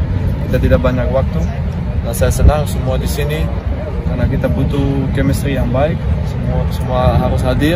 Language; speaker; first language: Indonesian; non-native, fluent; Dutch